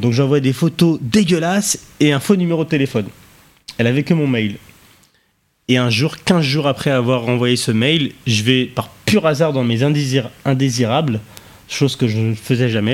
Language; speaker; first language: French; native; French